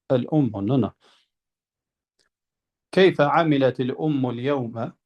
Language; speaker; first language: Arabic; non-native, fluent; Albanian